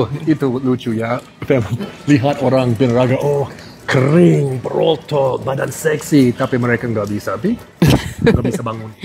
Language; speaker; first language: Indonesian; non-native, fluent; English